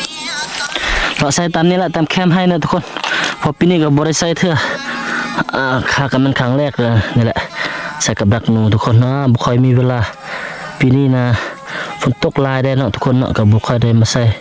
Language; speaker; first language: Thai; non-native, local second language; Lao